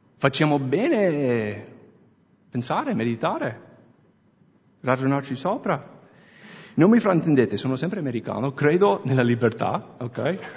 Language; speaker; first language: Italian; non-native, fluent; English